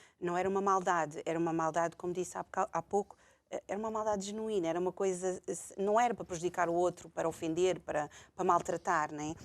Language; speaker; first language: Portuguese; native; Portuguese